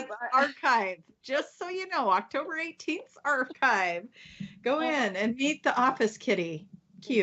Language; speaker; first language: English; native; English